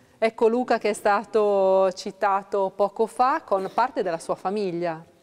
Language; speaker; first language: Italian; native; Italian